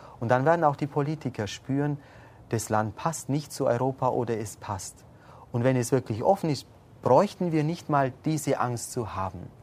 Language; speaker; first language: German; native; German